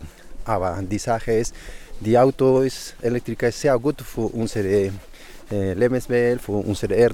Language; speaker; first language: German; non-native, learner; Spanish